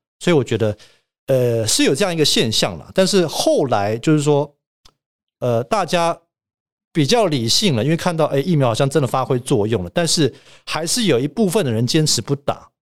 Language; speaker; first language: Chinese; native; Chinese